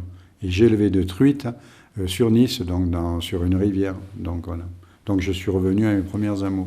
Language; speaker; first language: French; native; French